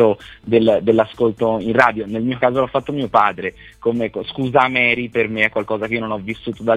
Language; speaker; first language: Italian; native; Italian